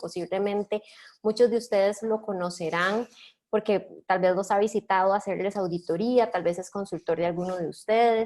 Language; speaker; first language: Spanish; native; Spanish